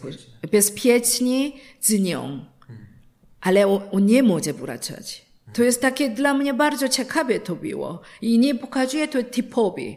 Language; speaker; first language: Polish; non-native, learner; Korean